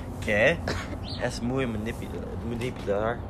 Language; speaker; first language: Spanish; non-native, learner; English